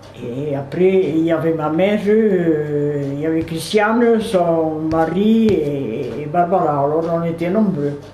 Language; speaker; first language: French; early bilingual, other home language; Polish